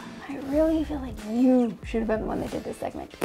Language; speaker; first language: English; native; English